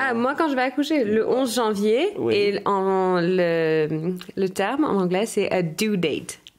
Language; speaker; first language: French; non-native, fluent; English